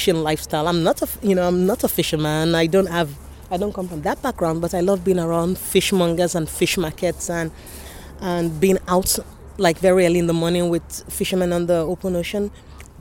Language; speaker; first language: English; non-native, local second language; Yoruba